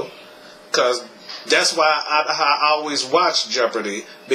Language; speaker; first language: English; native; English